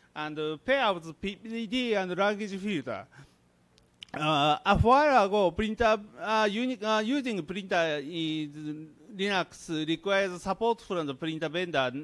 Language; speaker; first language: English; non-native, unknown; Japanese